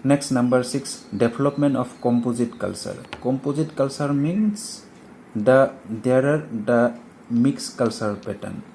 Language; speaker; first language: English; non-native, local second language; Assamese